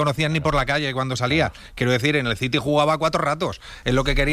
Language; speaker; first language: Spanish; native; Spanish